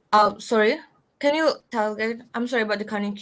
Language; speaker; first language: English; non-native, learner; Indonesian